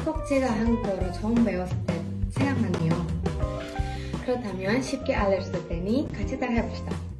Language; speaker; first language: Korean; non-native, fluent; Indonesian